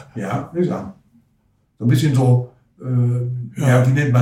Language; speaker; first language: German; native; German